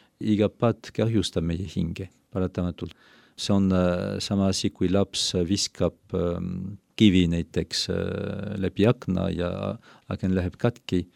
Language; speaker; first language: Estonian; non-native, fluent; French